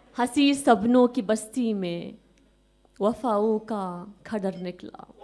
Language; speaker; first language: Urdu; non-native, fluent; Arabic